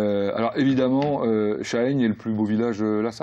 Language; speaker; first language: French; native; French